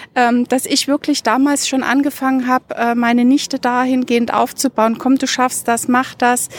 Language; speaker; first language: German; native; German